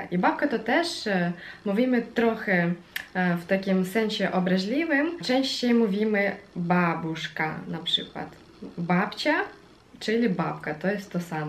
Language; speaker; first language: Polish; non-native, fluent; Russian